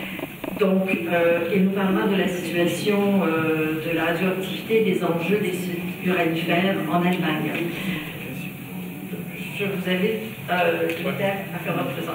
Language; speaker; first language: French; native; French